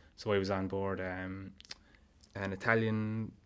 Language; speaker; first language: English; native; English